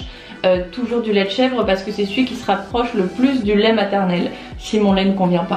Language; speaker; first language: French; native; French